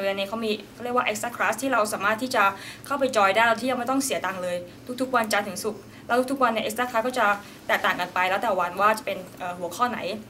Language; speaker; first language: Thai; native; Thai